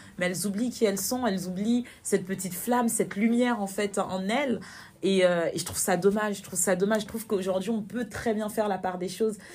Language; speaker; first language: French; native; French